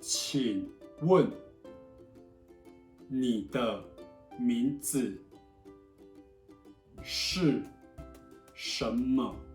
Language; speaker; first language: Chinese; non-native, fluent; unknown